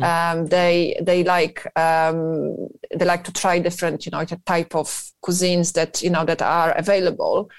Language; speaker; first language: English; non-native, fluent; Polish